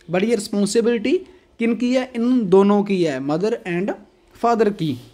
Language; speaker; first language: Hindi; non-native, local second language; Punjabi